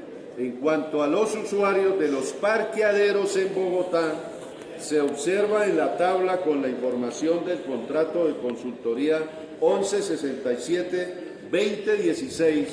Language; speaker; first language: Spanish; native; Spanish